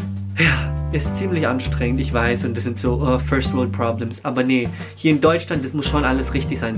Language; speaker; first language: German; early bilingual, other home language; Filipino